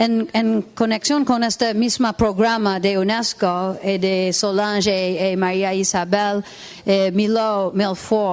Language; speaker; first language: Spanish; non-native, fluent; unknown